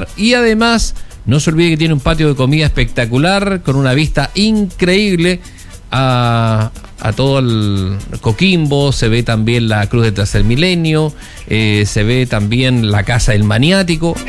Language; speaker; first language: Spanish; native; Spanish